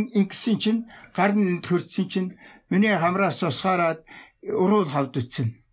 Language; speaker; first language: Mongolian; non-native, local second language; Tuvinian